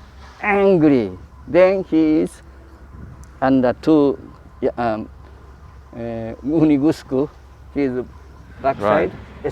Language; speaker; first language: English; non-native, learner; Japanese